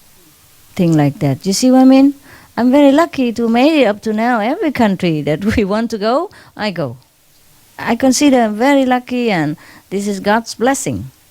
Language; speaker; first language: English; non-native, fluent; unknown